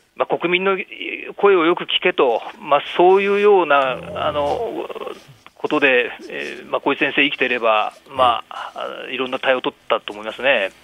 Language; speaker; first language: Japanese; native; Japanese